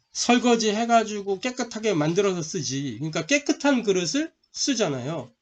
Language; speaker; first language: Korean; native; Korean